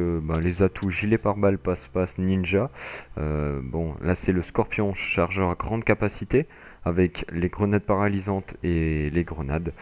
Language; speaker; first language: French; native; French